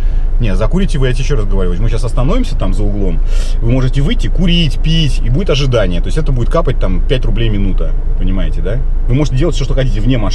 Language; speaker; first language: Russian; native; Russian